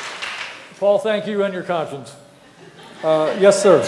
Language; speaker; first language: English; native; English